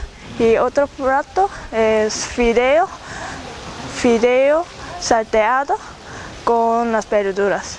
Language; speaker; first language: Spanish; non-native, fluent; Korean